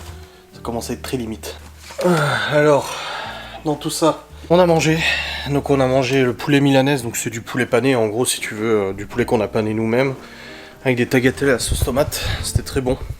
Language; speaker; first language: French; native; French